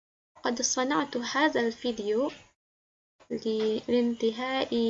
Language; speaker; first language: Arabic; non-native, learner; Indonesian